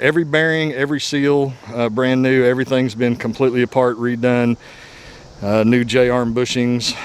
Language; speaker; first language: English; native; English